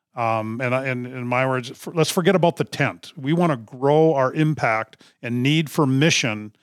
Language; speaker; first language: English; native; English